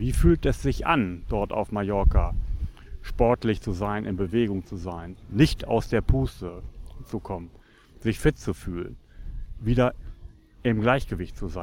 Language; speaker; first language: German; native; German